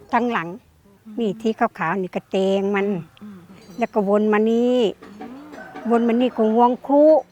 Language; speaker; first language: Thai; non-native, local second language; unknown